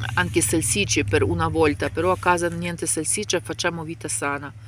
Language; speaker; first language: Italian; non-native, fluent; Ukrainian